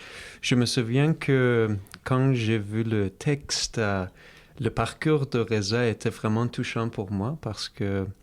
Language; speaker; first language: French; non-native, fluent; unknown